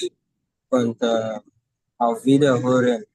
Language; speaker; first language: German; non-native, learner; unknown